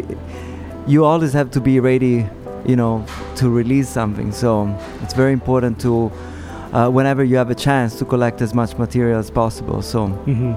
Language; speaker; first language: English; non-native, fluent; Italian